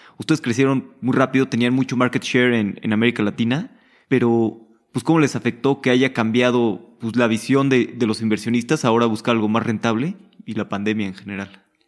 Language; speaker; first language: Spanish; native; Spanish